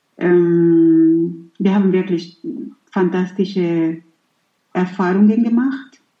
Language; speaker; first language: German; non-native, fluent; Spanish